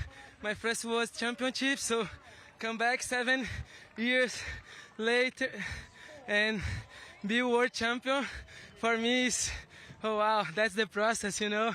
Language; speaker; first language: English; non-native, learner; Portuguese